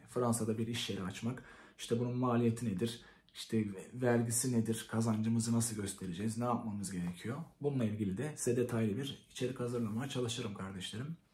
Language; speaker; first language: Turkish; native; Turkish